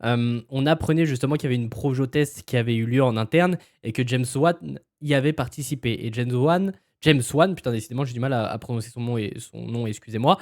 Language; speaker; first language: French; native; French